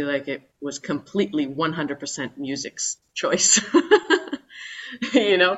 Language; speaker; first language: English; native; English